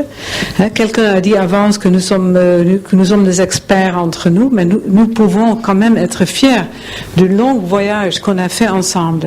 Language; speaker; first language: French; non-native, fluent; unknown